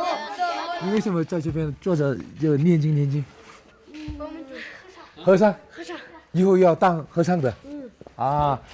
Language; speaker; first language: Chinese; non-native, fluent; Korean